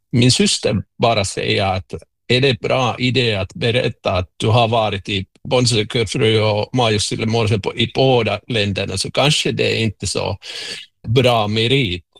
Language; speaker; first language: Swedish; non-native, local second language; Finnish